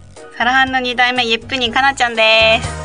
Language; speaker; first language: Korean; non-native, fluent; Japanese